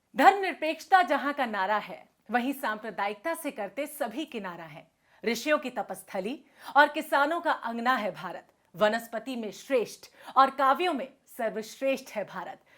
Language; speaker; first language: Hindi; native; Hindi